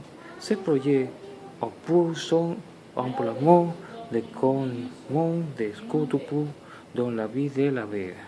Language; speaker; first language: French; non-native, learner; Spanish